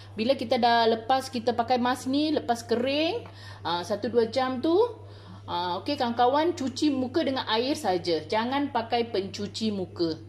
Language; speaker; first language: Malay; non-native, local second language; Tamil